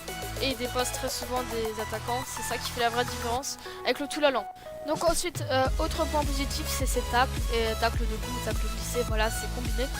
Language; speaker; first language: French; native; French